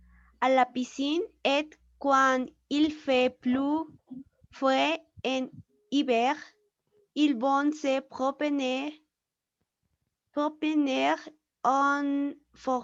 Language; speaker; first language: French; non-native, learner; Spanish